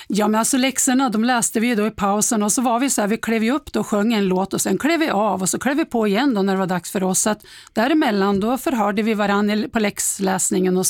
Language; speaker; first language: Swedish; native; Swedish